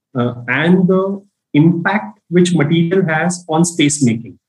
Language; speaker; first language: English; non-native, local second language; Marathi